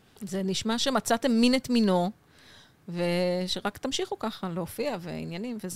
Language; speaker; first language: Hebrew; native; Hebrew